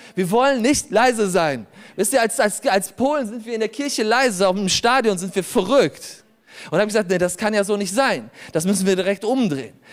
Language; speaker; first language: German; early bilingual, other home language; Polish